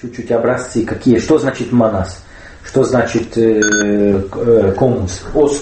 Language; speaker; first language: Russian; non-native, learner; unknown